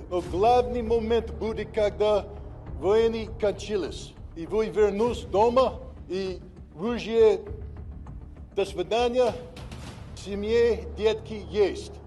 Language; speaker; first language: Russian; non-native, learner; English